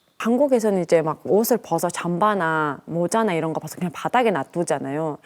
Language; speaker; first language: Korean; non-native, fluent; Mongolian